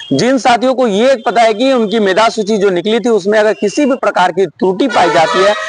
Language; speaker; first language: Hindi; native; Hindi